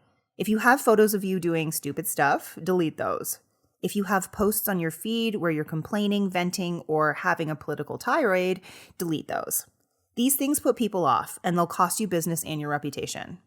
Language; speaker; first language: English; native; English